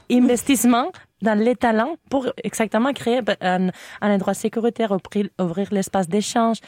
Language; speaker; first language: French; non-native, fluent; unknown